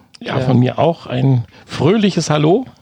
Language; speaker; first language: German; native; German